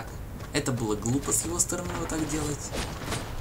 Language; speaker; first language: Russian; native; Russian